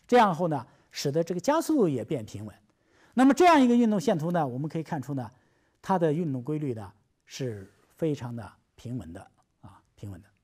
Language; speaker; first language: Chinese; native; Chinese